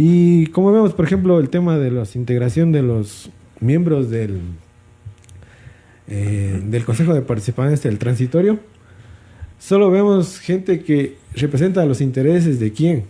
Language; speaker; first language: Spanish; native; Spanish